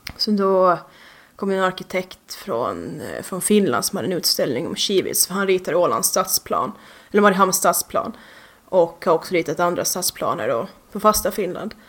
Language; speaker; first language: Swedish; native; Swedish